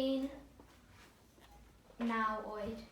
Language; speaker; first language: Welsh; non-native, learner; English